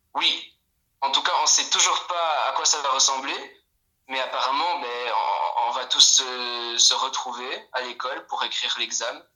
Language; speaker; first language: French; non-native, fluent; Polish